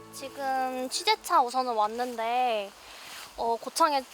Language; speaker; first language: Korean; native; Korean